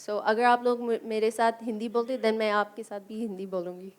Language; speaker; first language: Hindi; non-native, learner; English